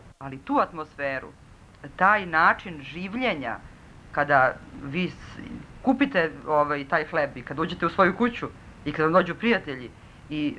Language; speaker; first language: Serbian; early bilingual, other home language; Russian